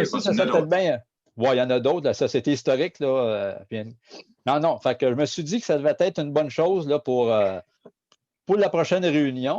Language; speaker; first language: French; native; French